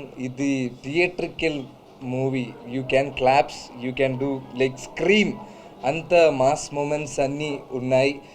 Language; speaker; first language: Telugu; non-native, learner; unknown